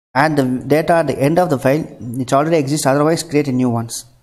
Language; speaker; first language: English; non-native, local second language; Tamil